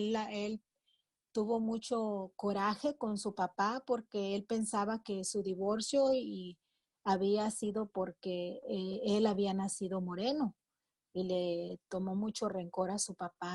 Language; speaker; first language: Spanish; native; Spanish